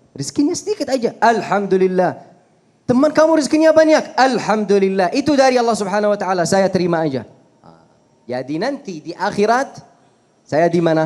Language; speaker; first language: Indonesian; non-native, fluent; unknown